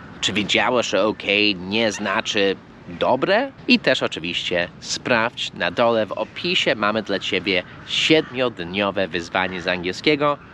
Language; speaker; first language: Polish; non-native, fluent; English